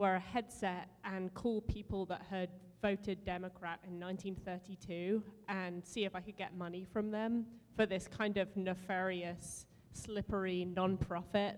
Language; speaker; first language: English; native; English